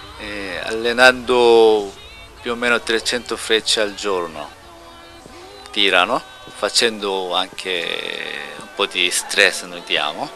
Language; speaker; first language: Italian; non-native, learner; Korean